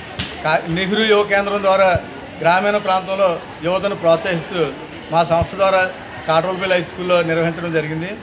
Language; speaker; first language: Telugu; native; Telugu